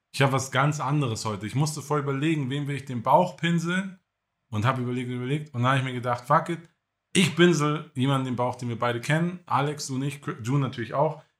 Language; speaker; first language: German; native; German